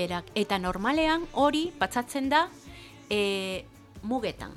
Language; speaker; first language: Basque; non-native, learner; Spanish